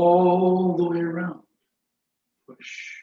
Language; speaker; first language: English; native; English